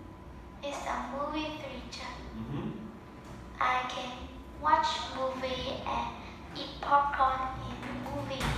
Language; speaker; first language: English; non-native, learner; Vietnamese